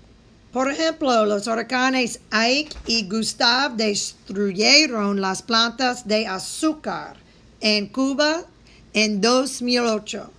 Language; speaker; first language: Spanish; non-native, fluent; English